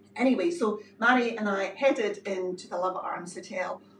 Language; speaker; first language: English; native; English